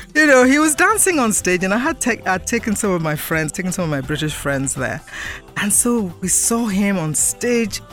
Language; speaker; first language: English; non-native, local second language; Yoruba